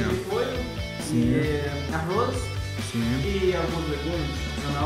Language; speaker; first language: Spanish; non-native, learner; Portuguese